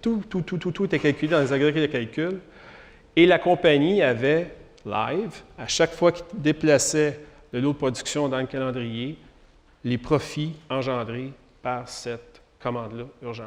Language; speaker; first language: French; native; French